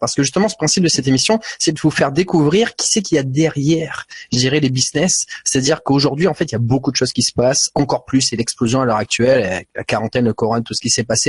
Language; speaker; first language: French; native; French